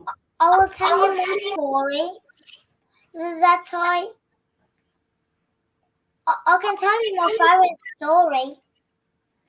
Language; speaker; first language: English; early bilingual, other home language; Russian